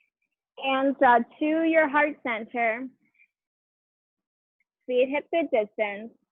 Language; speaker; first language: English; native; English